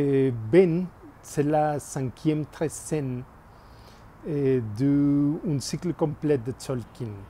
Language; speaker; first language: French; non-native, learner; Spanish